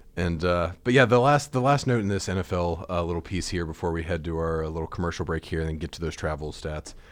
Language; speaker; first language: English; native; English